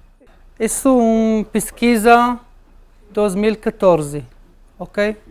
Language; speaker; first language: Portuguese; non-native, learner; Arabic